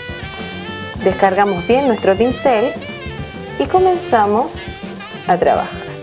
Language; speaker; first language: Spanish; native; Spanish